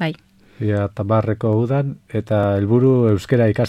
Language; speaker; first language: Basque; native; Basque